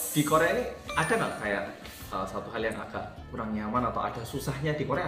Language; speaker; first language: Indonesian; native; Indonesian